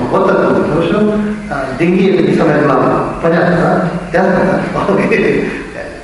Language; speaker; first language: Russian; non-native, learner; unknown